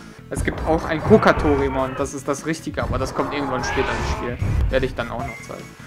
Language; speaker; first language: German; native; German